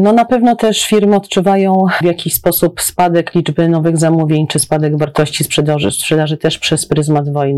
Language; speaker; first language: Polish; native; Polish